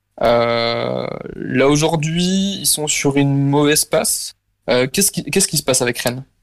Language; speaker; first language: French; native; French